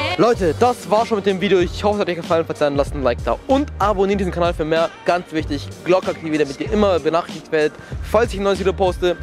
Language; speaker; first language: German; early bilingual, other home language; Turkish